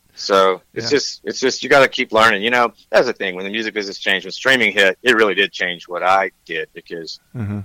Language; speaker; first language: English; native; English